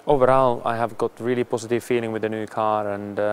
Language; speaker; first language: English; non-native, fluent; Finnish